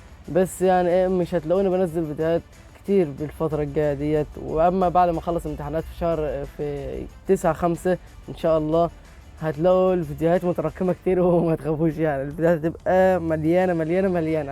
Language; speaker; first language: Arabic; native; Arabic